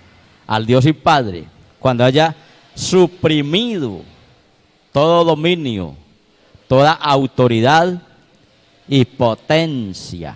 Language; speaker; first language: Spanish; native; Spanish